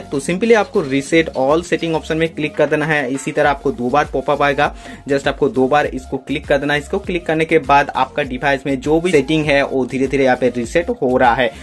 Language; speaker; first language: Hindi; non-native, local second language; Bangla